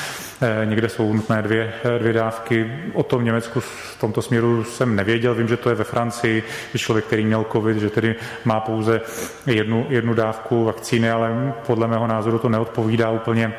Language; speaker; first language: Czech; native; Czech